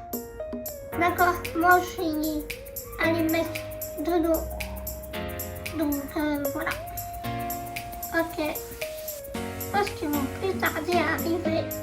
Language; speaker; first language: French; native; French